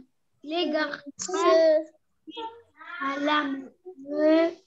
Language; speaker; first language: French; non-native, local second language; Arabic